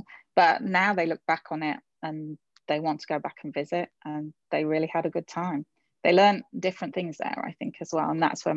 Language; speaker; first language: English; native; English